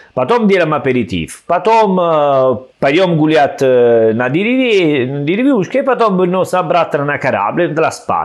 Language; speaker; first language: Russian; non-native, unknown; Italian